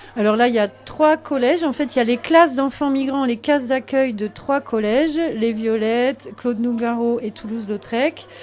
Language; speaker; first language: French; native; French